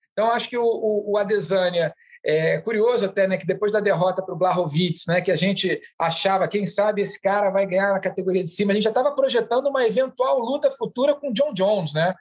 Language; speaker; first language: Portuguese; native; Portuguese